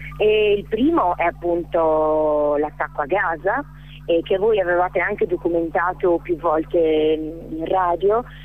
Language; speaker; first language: Italian; native; Italian